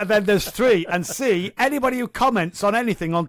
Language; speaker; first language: English; native; English